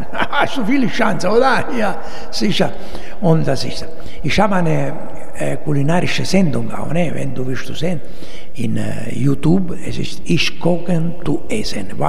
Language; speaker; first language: German; non-native, fluent; Italian